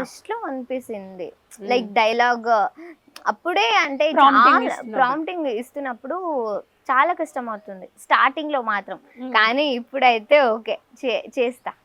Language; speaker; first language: Telugu; non-native, learner; Kannada